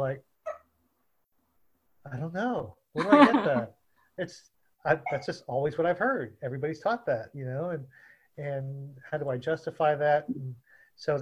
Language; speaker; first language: English; native; English